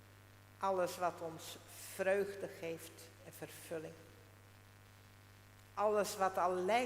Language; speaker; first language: Dutch; non-native, local second language; Western Frisian